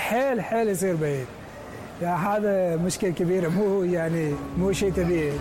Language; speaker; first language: Arabic; non-native, learner; Persian